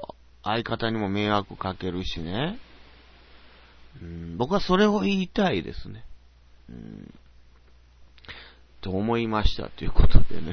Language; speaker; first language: Japanese; native; Japanese